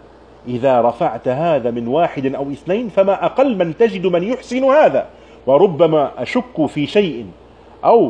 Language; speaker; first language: Arabic; non-native, fluent; German